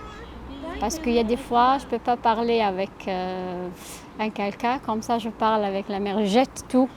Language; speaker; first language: French; non-native, learner; Arabic